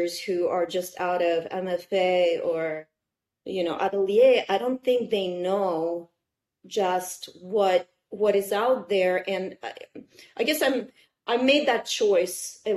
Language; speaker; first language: English; non-native, fluent; Russian